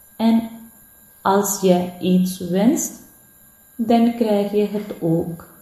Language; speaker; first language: Dutch; non-native, learner; Hindi